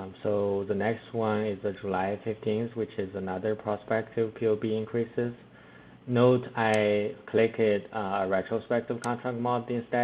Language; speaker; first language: English; non-native, fluent; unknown